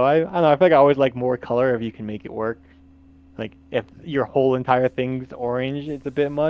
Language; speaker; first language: English; native; English